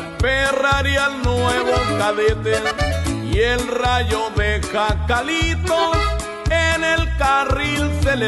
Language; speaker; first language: Spanish; native; Spanish